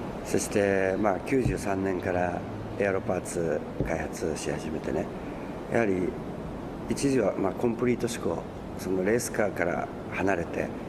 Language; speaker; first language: Japanese; native; Japanese